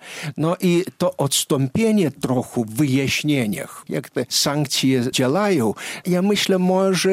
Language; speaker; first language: Polish; non-native, fluent; Lithuanian